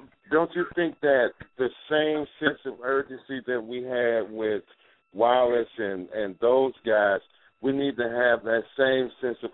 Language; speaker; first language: English; native; English